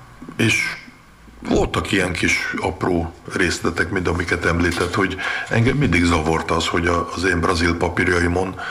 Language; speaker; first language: Hungarian; early bilingual, heritage; Hungarian